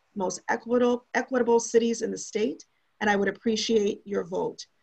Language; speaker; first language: English; native; English